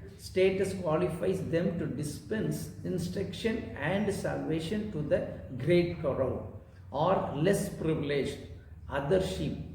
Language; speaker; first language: English; non-native, local second language; Tamil